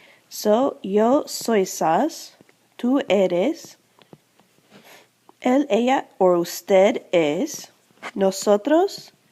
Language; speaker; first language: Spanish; non-native, fluent; English